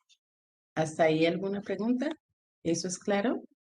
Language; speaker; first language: Spanish; native; Spanish